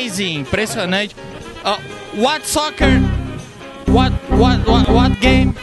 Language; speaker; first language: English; non-native, learner; Portuguese